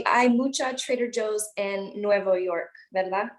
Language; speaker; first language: Spanish; non-native, learner; English